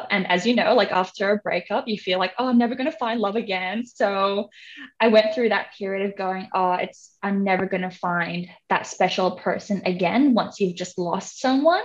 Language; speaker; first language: English; non-native, local second language; Cantonese